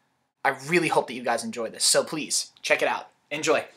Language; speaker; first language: English; native; English